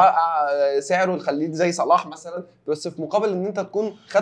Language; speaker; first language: Arabic; native; Arabic